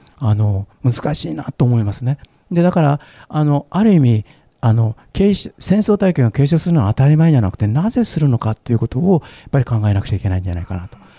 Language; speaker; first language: Japanese; native; Japanese